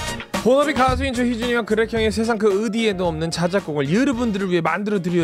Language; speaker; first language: Korean; native; Korean